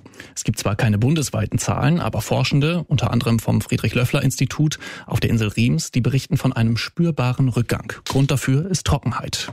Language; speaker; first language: German; native; German